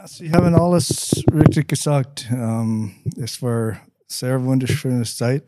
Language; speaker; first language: German; non-native, learner; English